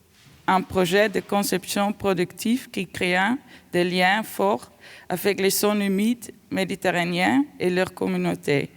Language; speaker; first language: French; non-native, fluent; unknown